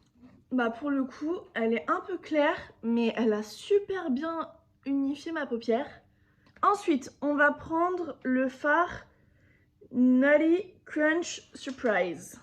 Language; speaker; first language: French; native; French